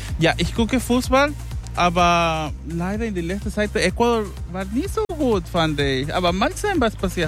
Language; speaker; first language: German; non-native, learner; Spanish